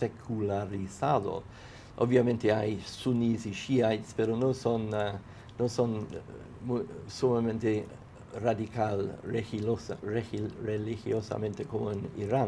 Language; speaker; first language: Spanish; non-native, fluent; English